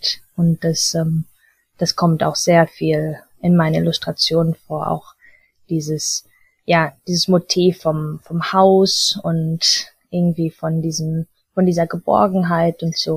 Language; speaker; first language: German; early bilingual, heritage; German